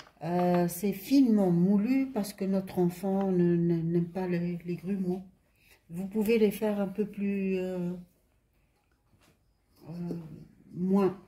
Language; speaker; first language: French; non-native, local second language; Arabic